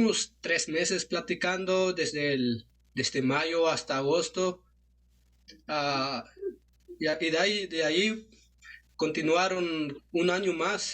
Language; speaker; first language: Spanish; non-native, local second language; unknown